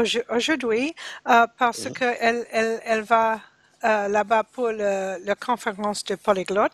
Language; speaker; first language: French; non-native, learner; English